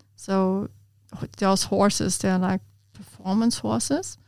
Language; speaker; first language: English; non-native, fluent; German